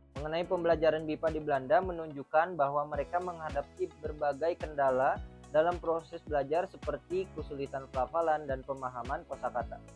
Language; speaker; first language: Indonesian; native; Indonesian